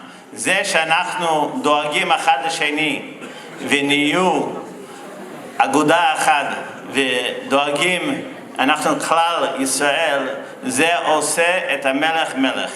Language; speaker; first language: Hebrew; non-native, fluent; English